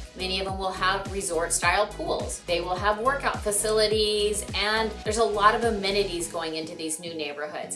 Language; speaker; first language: English; native; English